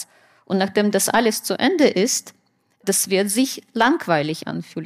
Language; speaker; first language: German; non-native, fluent; Russian